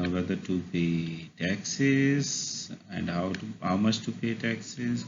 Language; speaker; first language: English; non-native, local second language; Urdu